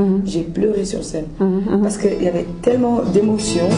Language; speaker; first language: French; non-native, local second language; Jola-Fonyi